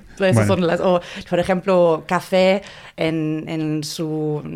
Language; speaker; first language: Spanish; non-native, fluent; German